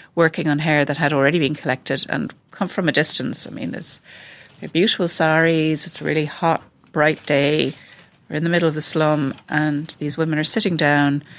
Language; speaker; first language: English; native; English